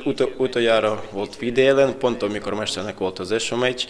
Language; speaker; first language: Hungarian; non-native, fluent; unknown